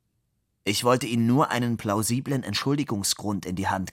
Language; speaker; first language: German; native; German